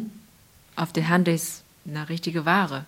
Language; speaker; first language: German; non-native, fluent; Chinese